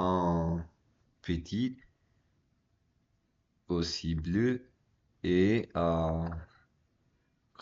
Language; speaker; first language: French; non-native, learner; Spanish